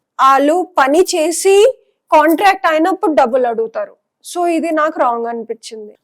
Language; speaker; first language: Telugu; non-native, local second language; Punjabi